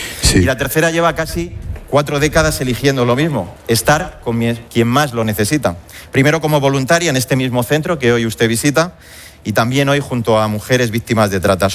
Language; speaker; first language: Spanish; native; Spanish